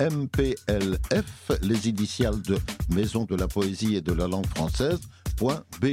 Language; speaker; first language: French; native; French